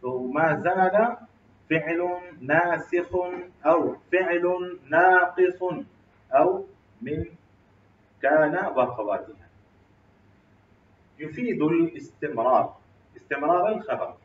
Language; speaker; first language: Arabic; non-native, fluent; Urdu